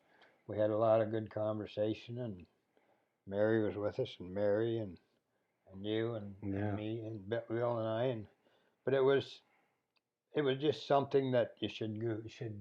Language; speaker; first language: English; native; English